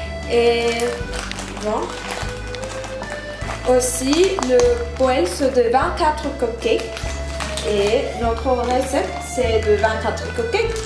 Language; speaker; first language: French; non-native, learner; Spanish